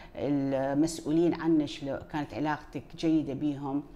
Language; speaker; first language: Arabic; native; Arabic